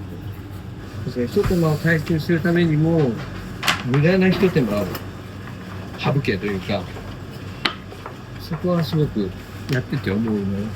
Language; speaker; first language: Japanese; native; Japanese